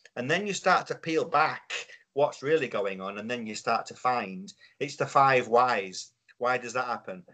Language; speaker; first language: English; native; English